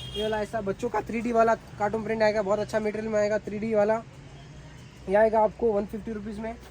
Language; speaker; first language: Hindi; non-native, local second language; Kannada